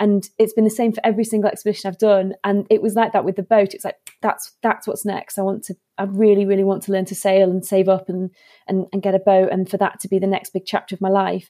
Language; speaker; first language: English; native; English